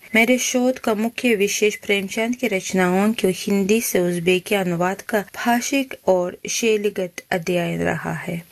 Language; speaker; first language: Hindi; non-native, fluent; Uzbek